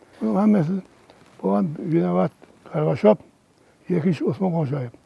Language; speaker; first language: Uzbek; non-native, local second language; Kara-Kalpak